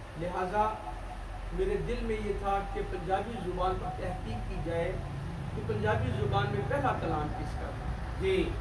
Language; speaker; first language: Urdu; non-native, local second language; Punjabi